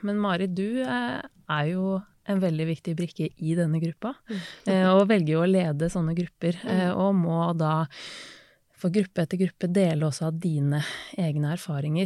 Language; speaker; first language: Norwegian; native; Norwegian